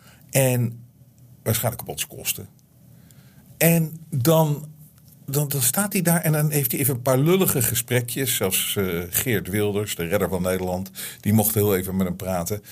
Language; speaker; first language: Dutch; native; Dutch